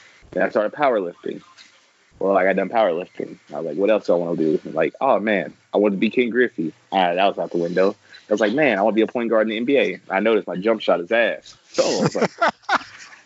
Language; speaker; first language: English; native; English